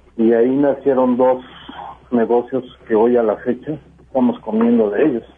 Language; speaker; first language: Spanish; native; Spanish